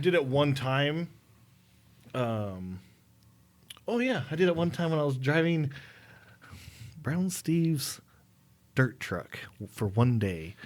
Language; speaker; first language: English; native; English